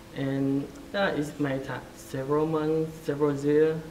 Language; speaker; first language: English; non-native, fluent; Vietnamese